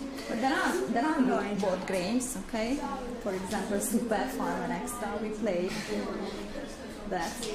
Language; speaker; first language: English; non-native, fluent; Hungarian